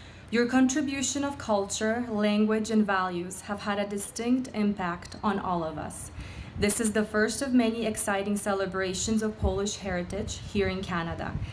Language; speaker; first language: English; early bilingual, other home language; Polish